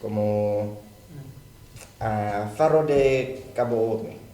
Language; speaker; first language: Spanish; non-native, learner; Thai